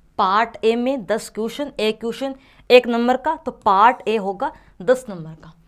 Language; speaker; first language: Hindi; native; Hindi